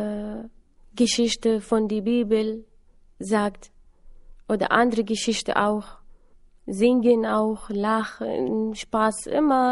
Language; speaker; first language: German; non-native, learner; Assyrian Neo-Aramaic